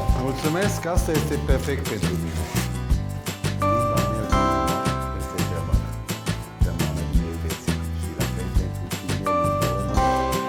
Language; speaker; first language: Romanian; non-native, learner; Swiss German